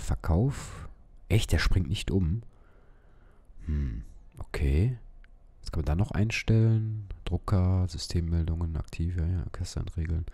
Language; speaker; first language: German; native; German